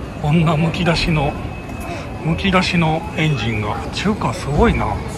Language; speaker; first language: Japanese; native; Japanese